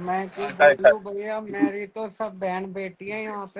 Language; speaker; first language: Hindi; native; Hindi